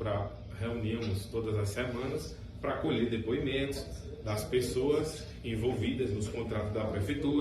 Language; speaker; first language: Portuguese; native; Portuguese